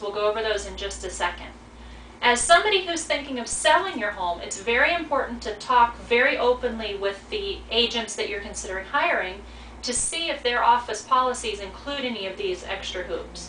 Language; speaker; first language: English; native; English